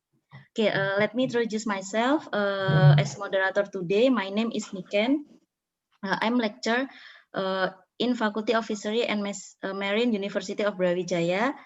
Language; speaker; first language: English; non-native, learner; Indonesian